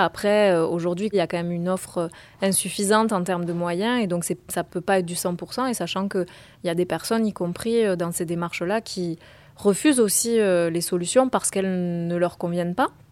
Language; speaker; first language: French; native; French